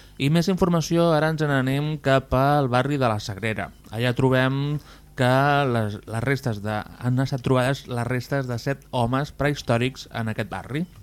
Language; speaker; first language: Catalan; native; Catalan